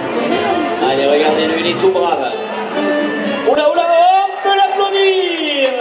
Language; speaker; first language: French; native; French